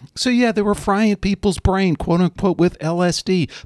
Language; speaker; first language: English; native; English